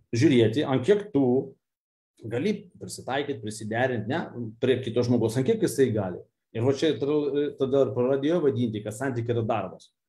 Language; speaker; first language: Lithuanian; non-native, local second language; Russian